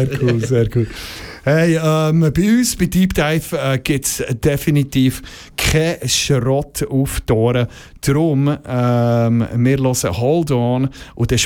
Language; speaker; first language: German; native; German